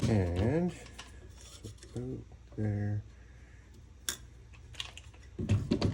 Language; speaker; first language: English; native; English